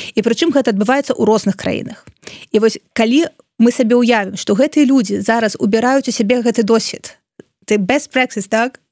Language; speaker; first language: Belarusian; non-native, local second language; Russian